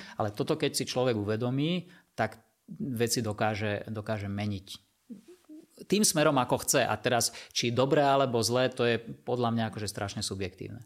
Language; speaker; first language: Slovak; non-native, local second language; Hungarian